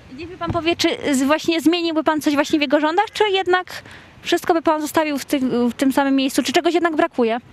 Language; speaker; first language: Polish; native; Polish